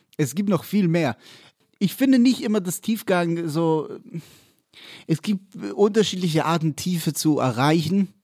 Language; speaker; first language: German; non-native, fluent; Hebrew